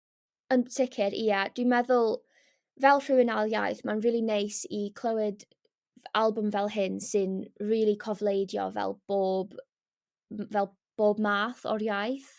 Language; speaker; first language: Welsh; non-native, local second language; English